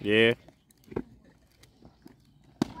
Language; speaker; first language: English; native; English